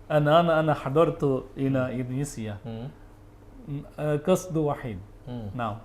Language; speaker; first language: Arabic; non-native, learner; Chinese